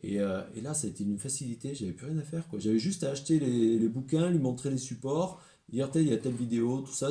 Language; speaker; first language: French; native; French